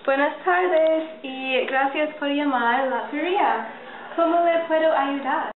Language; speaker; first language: Spanish; non-native, learner; English